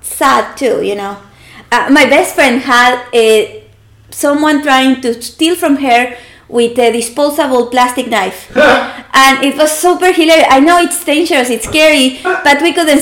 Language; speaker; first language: English; non-native, fluent; Spanish